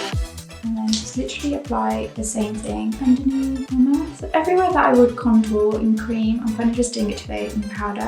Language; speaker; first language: English; native; English